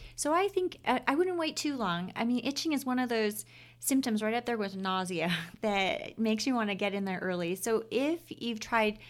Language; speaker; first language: English; native; English